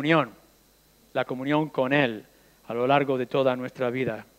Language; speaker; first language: Spanish; native; Spanish